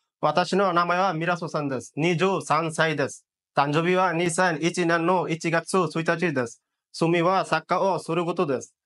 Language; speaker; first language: Japanese; non-native, learner; Bangla